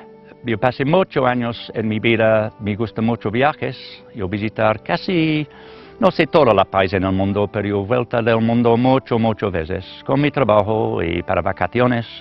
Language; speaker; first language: Spanish; non-native, learner; English